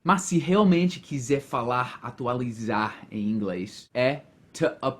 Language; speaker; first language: Portuguese; non-native, fluent; English